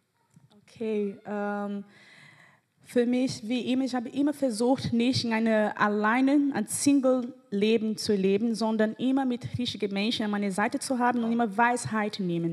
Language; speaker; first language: German; non-native, fluent; Portuguese